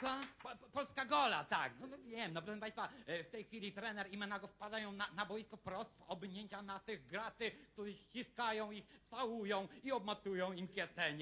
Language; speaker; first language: Polish; native; Polish